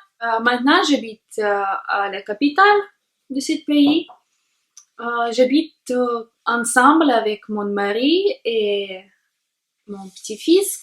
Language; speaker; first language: French; non-native, learner; Russian